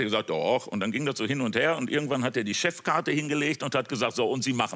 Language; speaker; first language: German; native; German